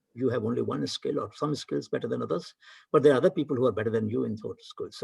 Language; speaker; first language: English; non-native, local second language; Hindi